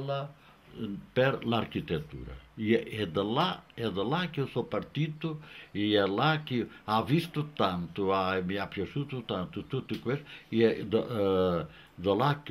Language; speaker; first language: Italian; non-native, fluent; Portuguese